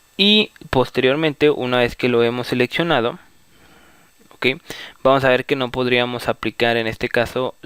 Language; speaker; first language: Spanish; native; Spanish